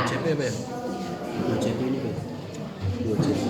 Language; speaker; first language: Indonesian; native; Indonesian